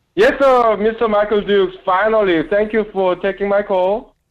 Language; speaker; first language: English; non-native, fluent; Korean